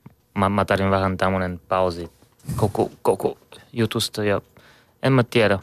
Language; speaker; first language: Finnish; non-native, learner; Bulgarian